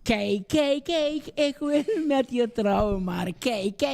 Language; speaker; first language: Dutch; non-native, local second language; Papiamento